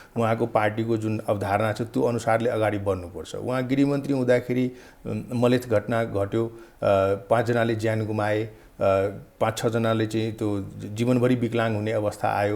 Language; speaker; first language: Nepali; non-native, local second language; Maithili